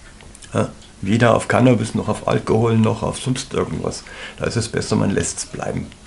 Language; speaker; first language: German; native; German